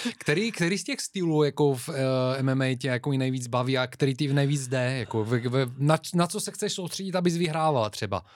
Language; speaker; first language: Czech; non-native, fluent; Bulgarian